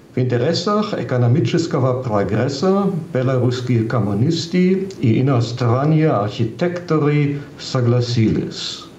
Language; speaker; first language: Russian; non-native, fluent; German